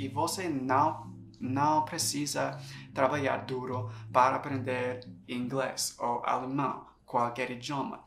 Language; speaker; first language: Portuguese; non-native, fluent; English